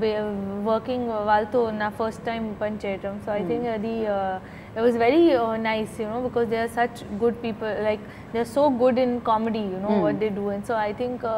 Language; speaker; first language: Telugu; non-native, learner; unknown